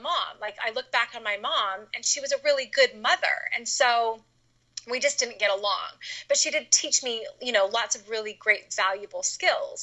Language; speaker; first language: English; native; English